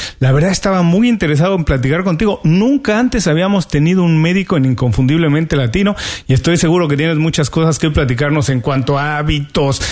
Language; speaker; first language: Spanish; native; Spanish